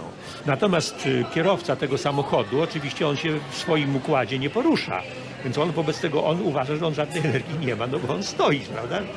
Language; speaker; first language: Polish; native; Polish